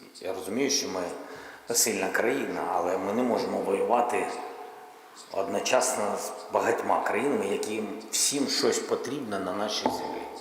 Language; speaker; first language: Ukrainian; non-native, local second language; Russian